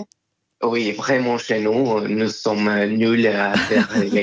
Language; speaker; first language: French; non-native, fluent; Spanish